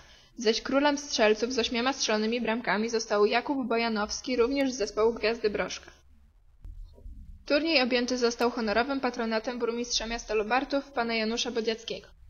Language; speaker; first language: Polish; native; Polish